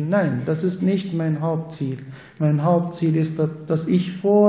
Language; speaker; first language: German; non-native, fluent; Arabic